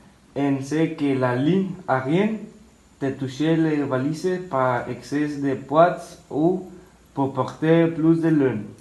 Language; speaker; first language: French; non-native, learner; Spanish